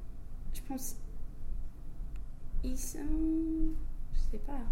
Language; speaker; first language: French; non-native, fluent; English